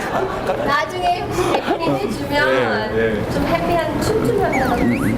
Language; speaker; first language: Korean; non-native, learner; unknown